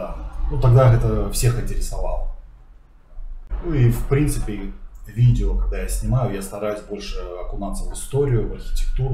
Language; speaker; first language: Russian; native; Russian